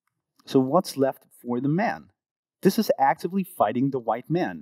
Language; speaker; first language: English; non-native, fluent; Danish